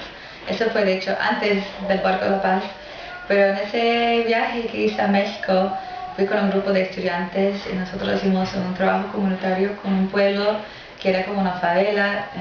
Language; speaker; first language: Spanish; non-native, fluent; English